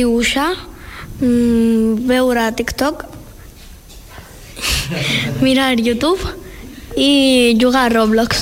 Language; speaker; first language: Catalan; non-native, learner; Georgian